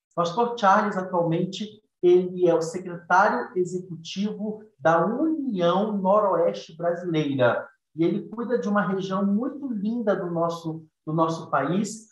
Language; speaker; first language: Portuguese; native; Portuguese